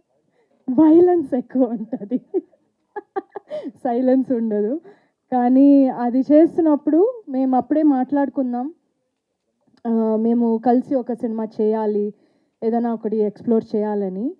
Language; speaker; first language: Telugu; non-native, fluent; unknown